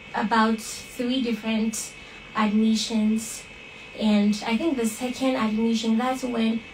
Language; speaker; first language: English; non-native, local second language; Akan